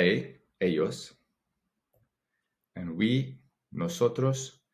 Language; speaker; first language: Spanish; non-native, fluent; English